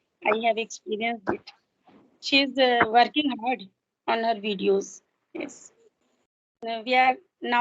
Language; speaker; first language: English; non-native, local second language; Hindi